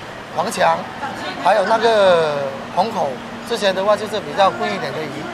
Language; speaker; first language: Chinese; non-native, local second language; Min Nan Chinese